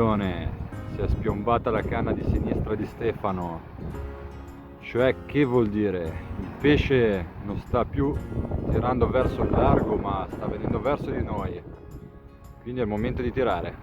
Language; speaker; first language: Italian; native; Italian